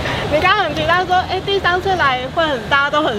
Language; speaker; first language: Chinese; native; Chinese